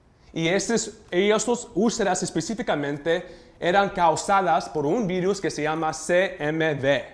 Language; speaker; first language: Spanish; early bilingual, heritage; Spanish